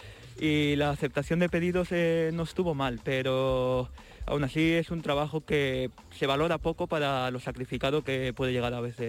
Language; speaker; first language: Spanish; native; Spanish